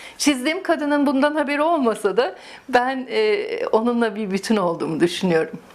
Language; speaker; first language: Turkish; early bilingual, heritage; Turkish